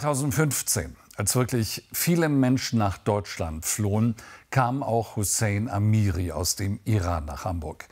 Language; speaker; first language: German; native; German